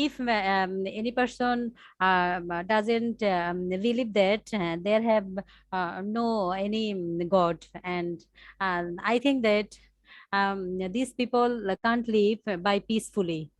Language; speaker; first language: English; non-native, learner; Bangla